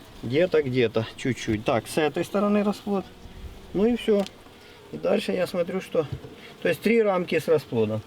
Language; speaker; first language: Russian; native; Russian